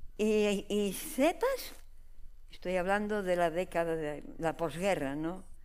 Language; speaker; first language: Spanish; non-native, local second language; Galician